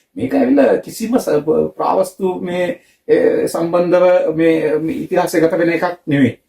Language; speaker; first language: Sinhala; non-native, local second language; Tamil